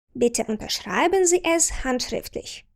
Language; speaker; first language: German; non-native, fluent; Ukrainian